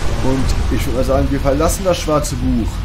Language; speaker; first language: German; native; German